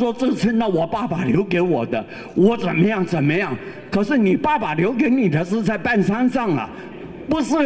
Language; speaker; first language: Chinese; native; Chinese